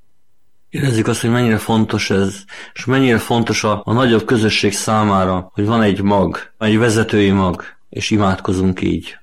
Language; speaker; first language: Hungarian; native; Hungarian